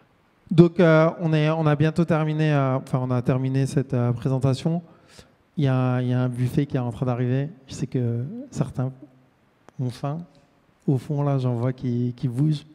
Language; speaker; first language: French; native; French